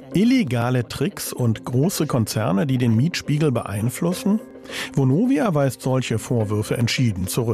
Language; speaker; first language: German; native; German